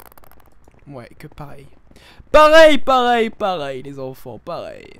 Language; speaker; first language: French; native; French